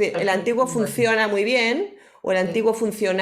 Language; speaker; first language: Spanish; native; Spanish